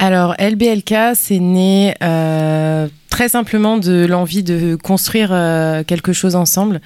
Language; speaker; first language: French; early bilingual, other home language; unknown